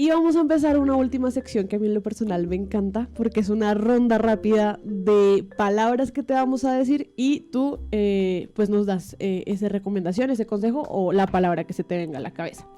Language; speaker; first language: Spanish; native; Spanish